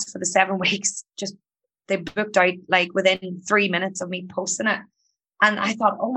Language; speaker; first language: English; native; English